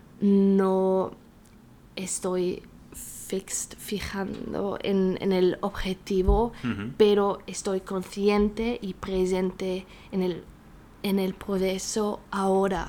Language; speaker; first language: Spanish; non-native, learner; German